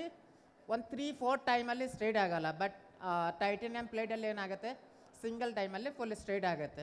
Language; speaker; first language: Kannada; non-native, learner; Bangla